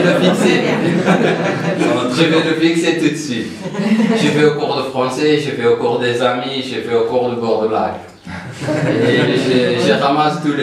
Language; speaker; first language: French; non-native, learner; Somali